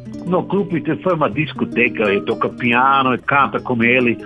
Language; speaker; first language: Portuguese; non-native, learner; German